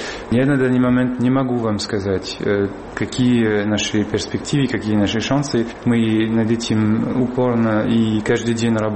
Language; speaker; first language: Russian; non-native, fluent; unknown